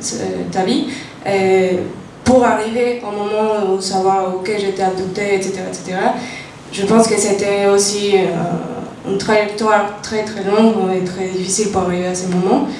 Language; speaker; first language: French; non-native, fluent; Spanish